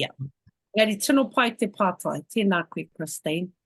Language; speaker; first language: Māori; non-native, local second language; English